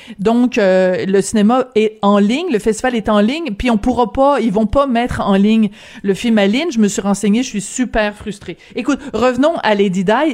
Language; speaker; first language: French; native; French